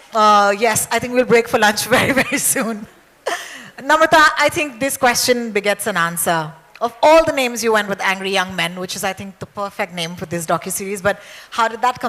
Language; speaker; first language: English; non-native, local second language; Hindi